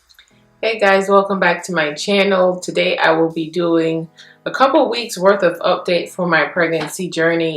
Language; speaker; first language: English; native; English